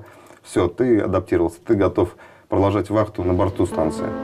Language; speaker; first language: Russian; native; Russian